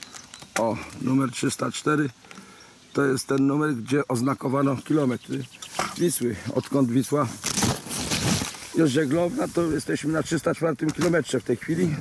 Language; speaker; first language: Polish; native; Polish